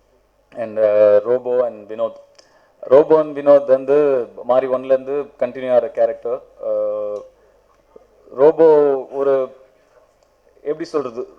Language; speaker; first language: Tamil; native; Tamil